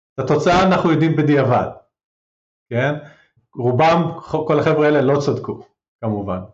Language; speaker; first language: Hebrew; native; Hebrew